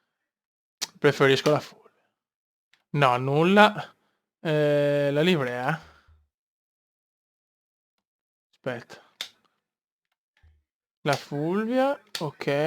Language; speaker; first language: Italian; native; Italian